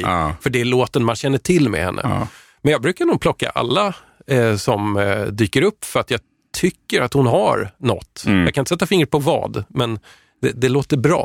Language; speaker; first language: Swedish; native; Swedish